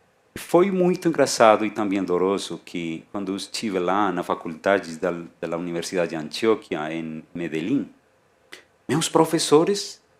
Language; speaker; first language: Portuguese; non-native, fluent; Spanish